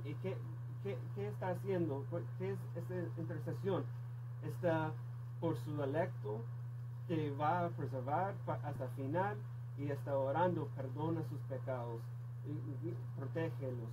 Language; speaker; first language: Spanish; non-native, fluent; English